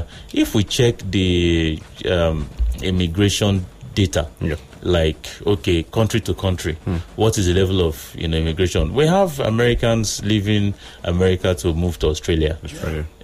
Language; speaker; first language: English; non-native, local second language; Yoruba